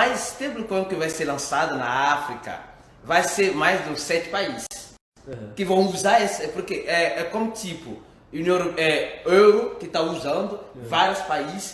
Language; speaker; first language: Portuguese; non-native, fluent; French